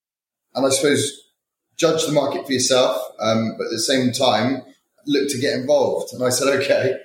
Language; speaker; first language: English; native; English